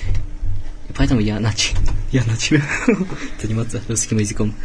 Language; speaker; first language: Russian; non-native, learner; Japanese